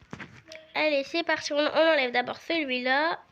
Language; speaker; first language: French; native; French